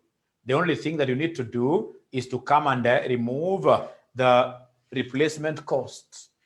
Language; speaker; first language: English; non-native, local second language; Swahili